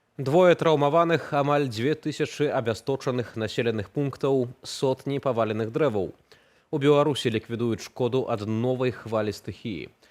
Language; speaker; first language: Belarusian; native; Belarusian